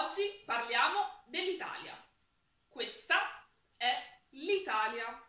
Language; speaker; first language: Italian; non-native, learner; French